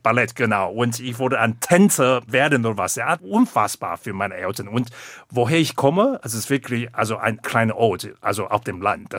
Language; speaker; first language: German; non-native, fluent; Chinese